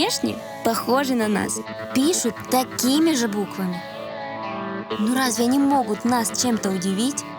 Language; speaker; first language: Russian; native; Russian